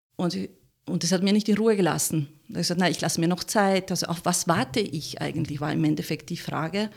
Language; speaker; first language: German; non-native, fluent; Italian